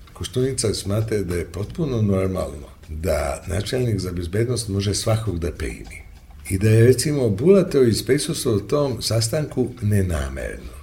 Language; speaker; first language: Serbian; native; Serbian